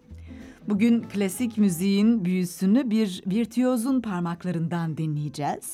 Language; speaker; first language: Turkish; native; Turkish